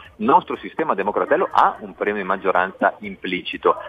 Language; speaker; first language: Italian; native; Italian